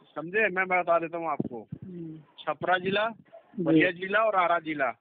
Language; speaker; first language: Hindi; native; Hindi